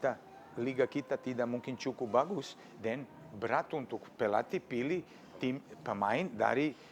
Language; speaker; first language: Indonesian; non-native, fluent; Serbian